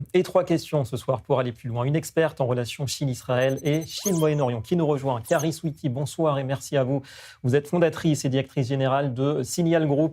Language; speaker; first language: French; native; French